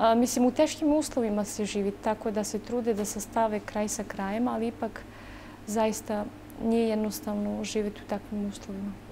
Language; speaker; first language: Serbian; non-native, local second language; Romany